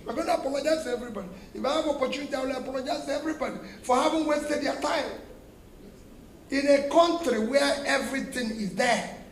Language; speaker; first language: English; non-native, local second language; Igbo